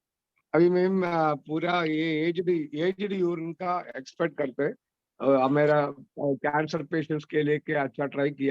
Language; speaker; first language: Hindi; non-native, learner; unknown